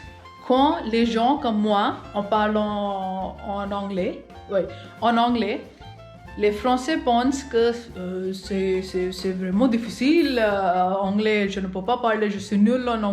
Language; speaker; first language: French; non-native, learner; Hindi